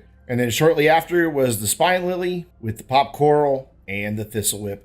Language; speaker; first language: English; native; English